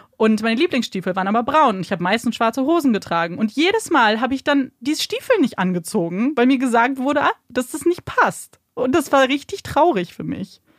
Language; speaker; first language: German; native; German